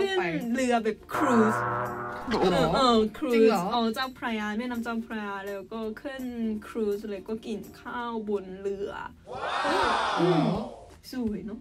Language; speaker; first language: Thai; non-native, learner; Korean